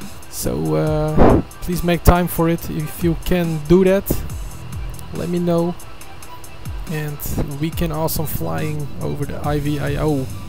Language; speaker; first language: English; non-native, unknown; Turkish